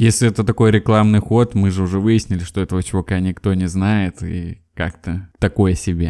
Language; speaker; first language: Russian; native; Russian